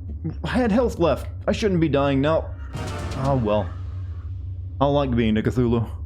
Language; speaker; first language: English; native; English